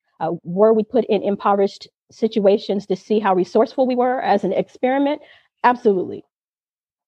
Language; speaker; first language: English; native; English